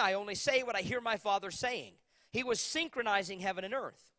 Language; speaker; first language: English; native; English